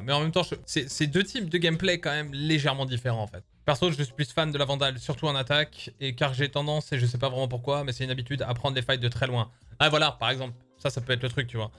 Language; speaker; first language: French; native; French